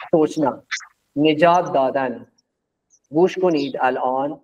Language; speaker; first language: Persian; non-native, fluent; Urdu